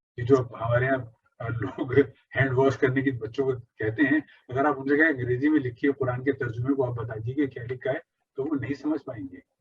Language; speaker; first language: Urdu; native; Urdu